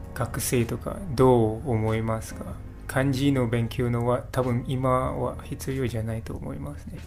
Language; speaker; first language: Japanese; non-native, learner; English